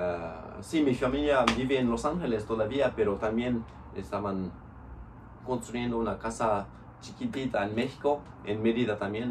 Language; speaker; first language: Spanish; non-native, fluent; English